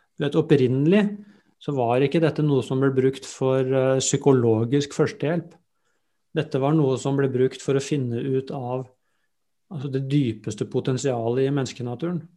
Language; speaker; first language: Norwegian; native; Norwegian